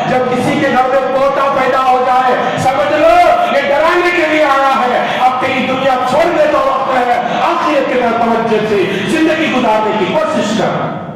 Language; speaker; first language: Urdu; non-native, local second language; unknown